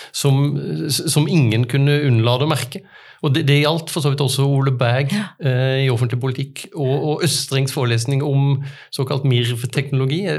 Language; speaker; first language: Norwegian; native; Norwegian